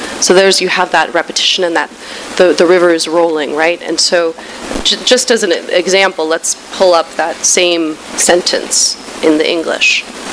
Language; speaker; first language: English; early bilingual, other home language; Spanish